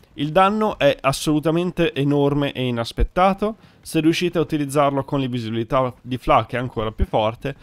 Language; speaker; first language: Italian; native; Italian